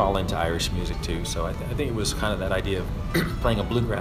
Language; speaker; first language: English; native; English